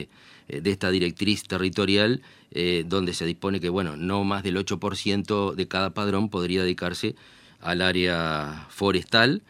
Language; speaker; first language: Spanish; native; Spanish